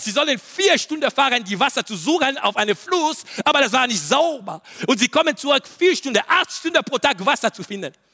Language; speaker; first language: German; non-native, learner; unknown